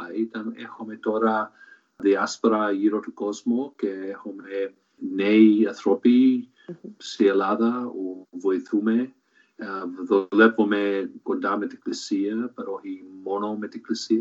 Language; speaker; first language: Greek; early bilingual, heritage; Greek